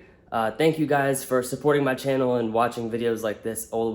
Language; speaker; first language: English; native; English